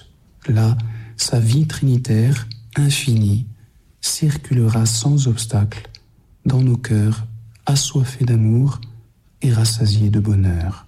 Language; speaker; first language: French; native; French